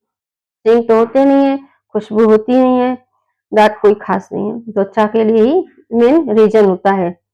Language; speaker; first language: Hindi; native; Hindi